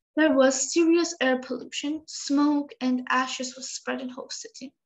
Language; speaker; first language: English; non-native, fluent; Georgian